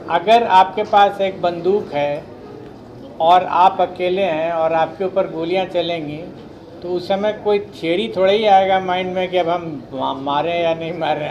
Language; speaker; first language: Hindi; native; Hindi